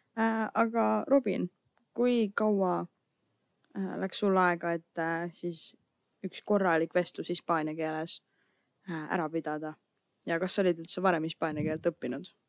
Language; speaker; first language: Estonian; native; Estonian